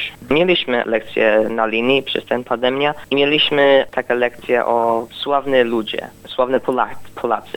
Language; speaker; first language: Polish; early bilingual, heritage; Polish